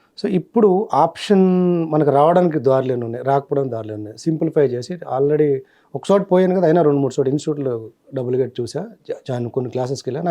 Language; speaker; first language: Telugu; native; Telugu